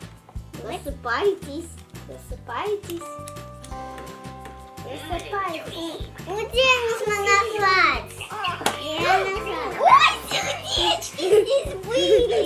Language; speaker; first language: Russian; early bilingual, heritage; Russian